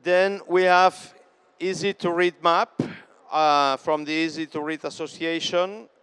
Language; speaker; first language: English; non-native, fluent; Catalan